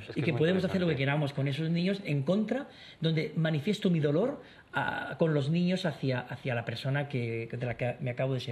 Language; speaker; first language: Spanish; native; Spanish